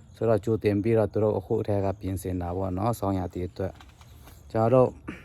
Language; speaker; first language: Burmese; non-native, local second language; Tedim Chin